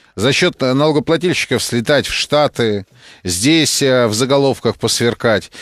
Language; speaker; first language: Russian; native; Russian